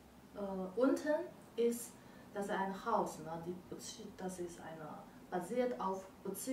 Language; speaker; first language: German; non-native, learner; Chinese